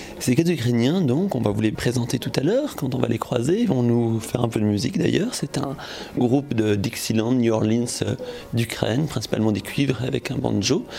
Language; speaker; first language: French; native; French